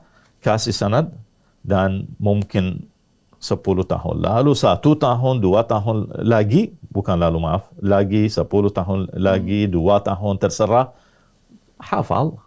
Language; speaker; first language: Indonesian; non-native, learner; Arabic